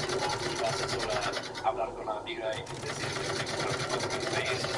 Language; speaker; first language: Spanish; non-native, learner; English